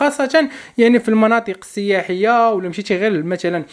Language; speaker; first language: Arabic; native; Arabic